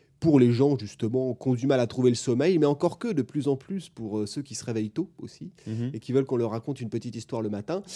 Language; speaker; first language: French; native; French